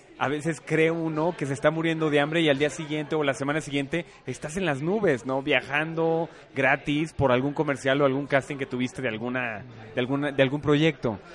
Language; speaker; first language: Spanish; native; Spanish